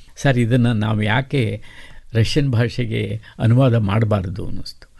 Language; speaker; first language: Kannada; native; Kannada